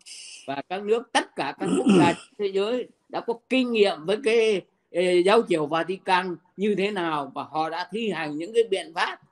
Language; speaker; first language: Vietnamese; native; Vietnamese